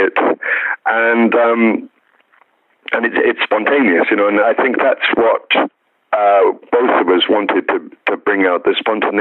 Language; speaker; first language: English; native; English